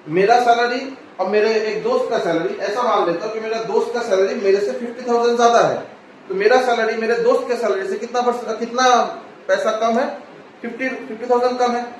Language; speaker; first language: Hindi; non-native, local second language; Bangla